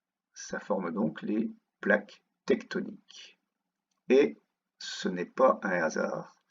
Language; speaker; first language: French; native; French